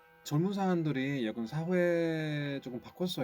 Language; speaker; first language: Korean; non-native, fluent; Spanish